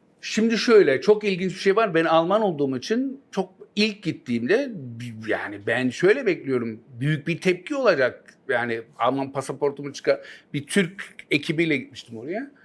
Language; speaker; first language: Turkish; early bilingual, heritage; Turkish